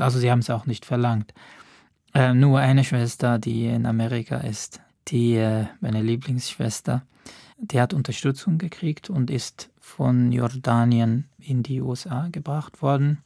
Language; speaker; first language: German; non-native, fluent; Arabic